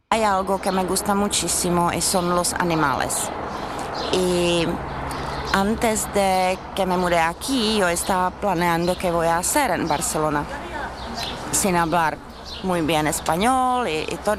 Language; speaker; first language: Spanish; non-native, fluent; Czech